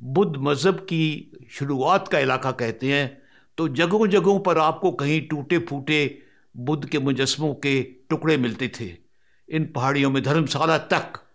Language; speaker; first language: Urdu; non-native, local second language; Punjabi